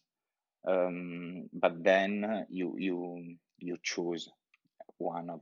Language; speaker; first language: English; non-native, fluent; Italian